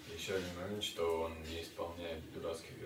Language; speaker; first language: Russian; native; Russian